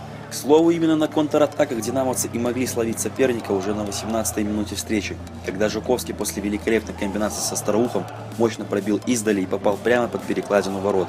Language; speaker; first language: Russian; native; Russian